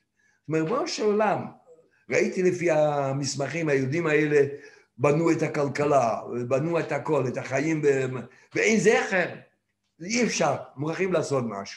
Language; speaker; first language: Hebrew; non-native, fluent; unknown